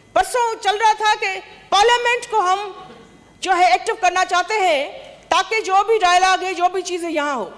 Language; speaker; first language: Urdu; non-native, local second language; Sindhi